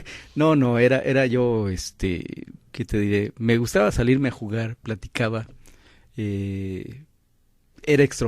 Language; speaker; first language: Spanish; native; Spanish